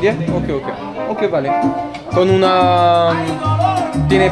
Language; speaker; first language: Spanish; non-native, learner; French